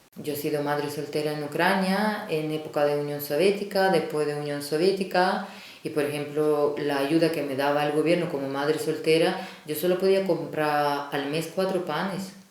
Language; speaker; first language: Spanish; non-native, fluent; Russian